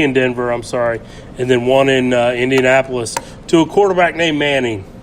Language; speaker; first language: English; native; English